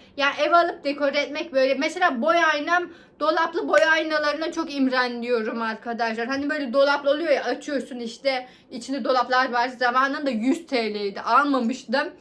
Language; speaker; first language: Turkish; native; Turkish